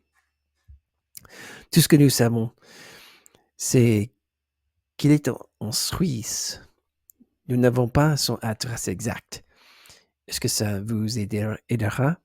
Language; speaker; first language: French; non-native, learner; English